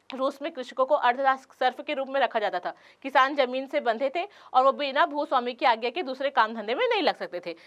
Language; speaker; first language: Hindi; native; Hindi